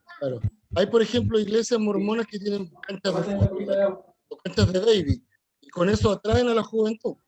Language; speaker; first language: Spanish; native; Spanish